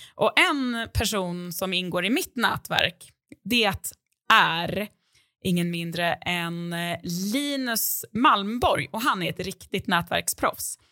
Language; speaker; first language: Swedish; native; Swedish